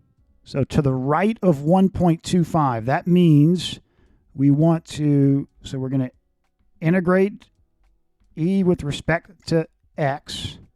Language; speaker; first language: English; native; English